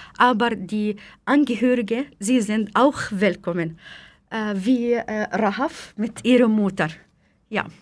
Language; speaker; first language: German; non-native, fluent; Arabic